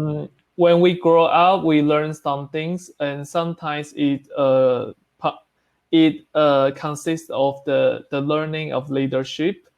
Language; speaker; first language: English; non-native, learner; Chinese